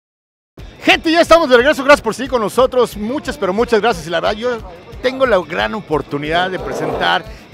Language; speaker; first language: Spanish; native; Spanish